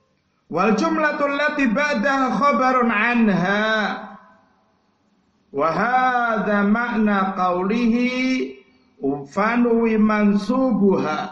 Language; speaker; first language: Arabic; non-native, fluent; Indonesian